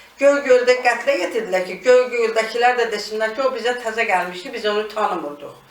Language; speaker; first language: Azerbaijani; native; Azerbaijani